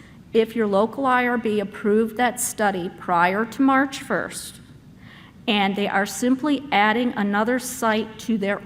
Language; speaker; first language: English; native; English